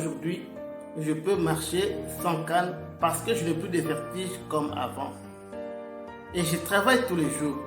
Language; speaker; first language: French; non-native, local second language; Lingala